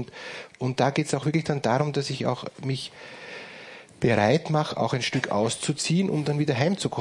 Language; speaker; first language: German; native; German